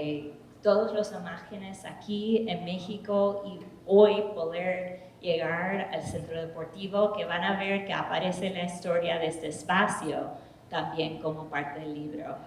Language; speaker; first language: Spanish; early bilingual, heritage; English